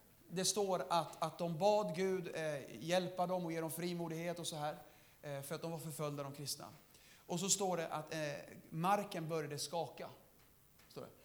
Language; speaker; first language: Swedish; native; Swedish